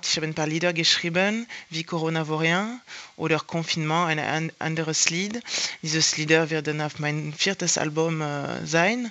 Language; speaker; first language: German; non-native, fluent; French